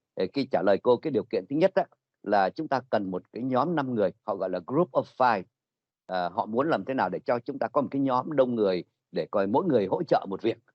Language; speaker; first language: Vietnamese; native; Vietnamese